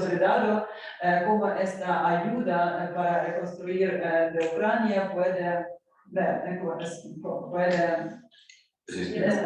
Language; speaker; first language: Spanish; non-native, learner; Ukrainian